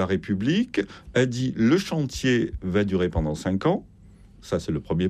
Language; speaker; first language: French; native; French